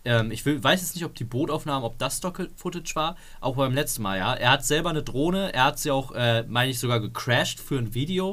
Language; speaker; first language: German; native; German